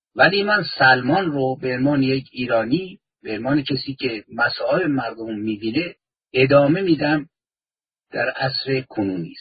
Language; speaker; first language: Persian; native; Persian